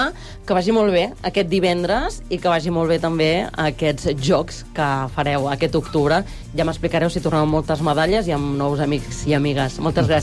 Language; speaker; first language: Catalan; native; Catalan